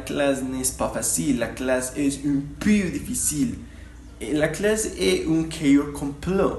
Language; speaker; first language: French; non-native, learner; Spanish